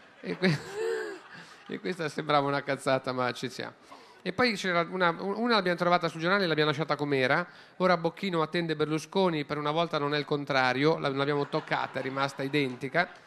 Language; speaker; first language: Italian; native; Italian